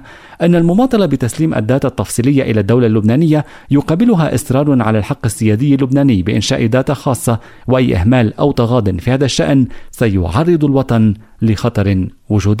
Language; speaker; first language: Arabic; native; Arabic